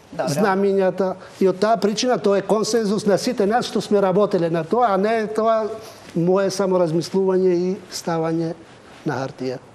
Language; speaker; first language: Macedonian; non-native, local second language; Albanian